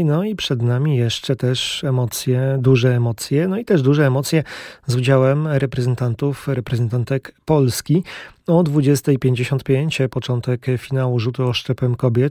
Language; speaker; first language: Polish; native; Polish